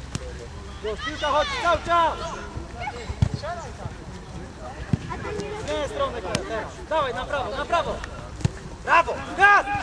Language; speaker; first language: Polish; native; Polish